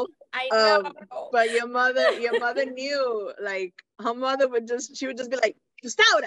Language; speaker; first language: English; native; English